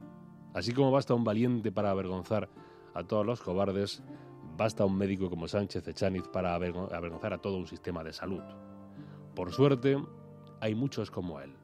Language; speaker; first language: Spanish; native; Spanish